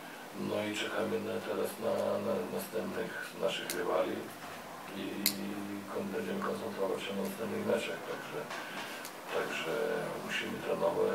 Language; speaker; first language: Polish; non-native, fluent; Lithuanian